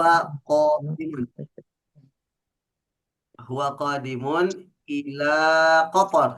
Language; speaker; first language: Arabic; non-native, fluent; Indonesian